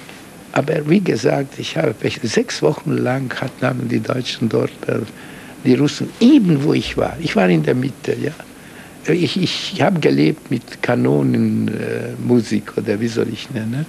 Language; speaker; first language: German; non-native, fluent; Hungarian